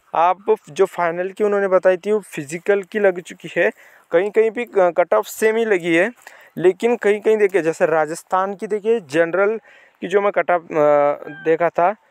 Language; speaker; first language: Hindi; non-native, local second language; Marathi